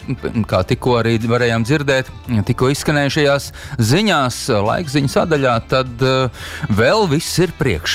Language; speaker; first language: Latvian; native; Latvian